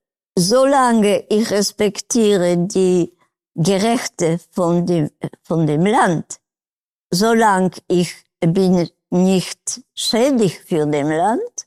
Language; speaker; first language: German; non-native, learner; Polish